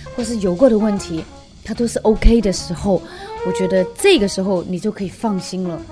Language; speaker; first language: Chinese; non-native, fluent; Cantonese